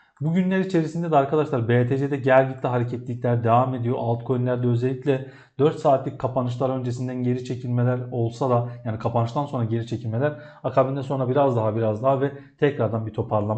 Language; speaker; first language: Turkish; native; Turkish